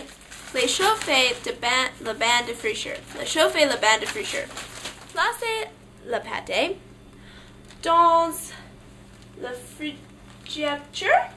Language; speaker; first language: French; non-native, learner; English